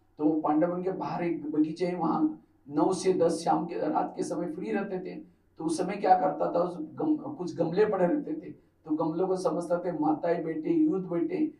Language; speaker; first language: Hindi; non-native, local second language; Marathi